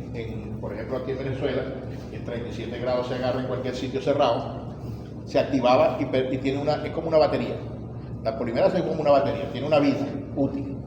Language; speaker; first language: Spanish; native; Spanish